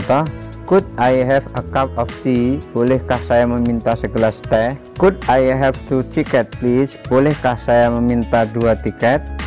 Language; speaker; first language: English; non-native, fluent; Indonesian